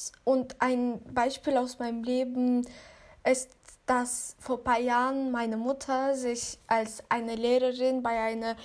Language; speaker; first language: German; non-native, fluent; Turkish